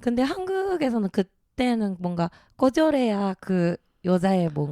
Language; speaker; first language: Korean; early bilingual, heritage; Japanese